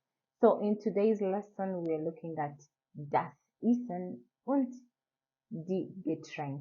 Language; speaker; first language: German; non-native, learner; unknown